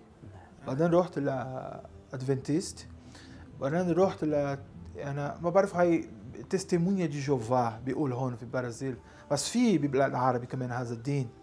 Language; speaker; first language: Arabic; non-native, learner; Portuguese